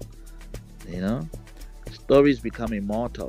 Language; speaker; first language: English; non-native, local second language; Tswana